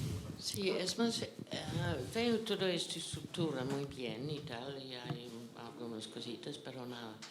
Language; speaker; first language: Spanish; non-native, fluent; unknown